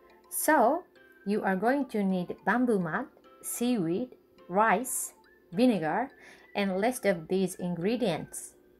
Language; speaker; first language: English; non-native, learner; Japanese